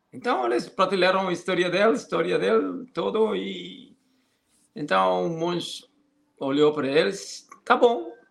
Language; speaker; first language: Portuguese; non-native, fluent; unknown